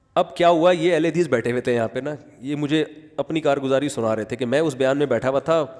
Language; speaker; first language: Urdu; native; Urdu